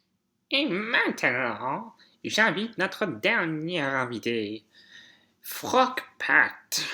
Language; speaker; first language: French; non-native, fluent; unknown